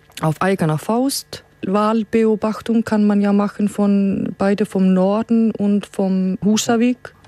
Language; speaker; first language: German; non-native, fluent; Icelandic